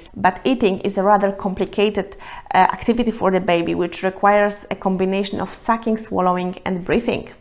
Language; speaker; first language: English; non-native, fluent; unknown